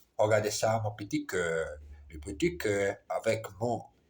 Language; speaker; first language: French; non-native, learner; Portuguese